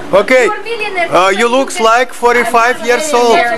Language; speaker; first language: English; non-native, learner; Russian